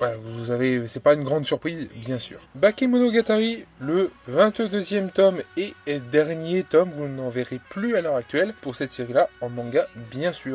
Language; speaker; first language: French; native; French